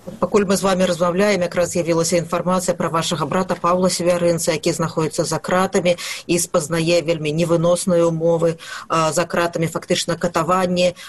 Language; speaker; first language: Belarusian; native; Belarusian